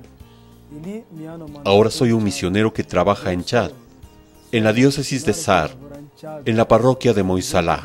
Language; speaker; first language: Spanish; non-native, fluent; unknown